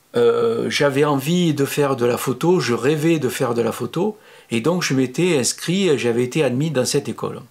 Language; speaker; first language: French; native; French